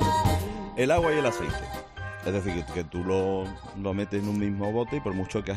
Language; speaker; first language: Spanish; native; Spanish